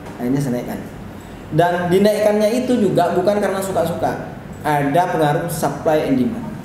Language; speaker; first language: Indonesian; non-native, local second language; Madurese